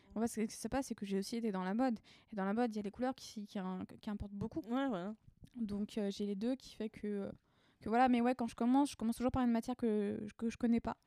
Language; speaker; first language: French; native; French